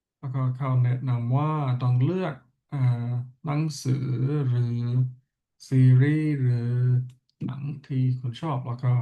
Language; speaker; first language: Thai; non-native, learner; English